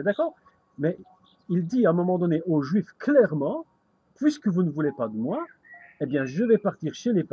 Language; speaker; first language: French; native; French